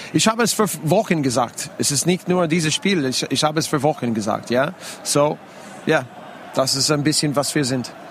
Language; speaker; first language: German; non-native, fluent; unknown